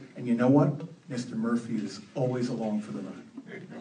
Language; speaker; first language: English; native; English